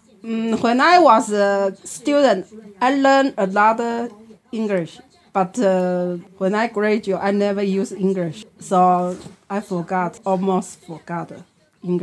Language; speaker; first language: English; non-native, learner; Chinese